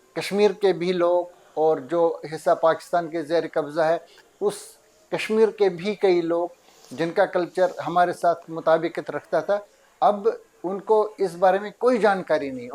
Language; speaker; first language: Hindi; non-native, local second language; Kashmiri